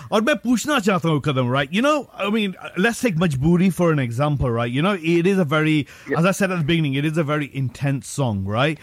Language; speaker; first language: English; early bilingual, other home language; Hindi